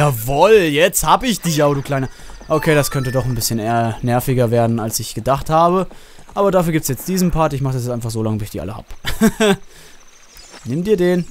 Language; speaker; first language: German; native; German